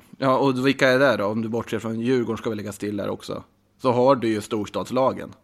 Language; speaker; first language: Swedish; native; Swedish